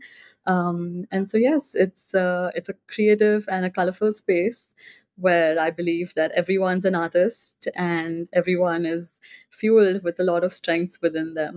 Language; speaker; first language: English; non-native, local second language; Hindi